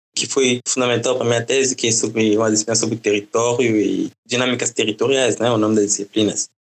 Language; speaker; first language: Portuguese; non-native, fluent; French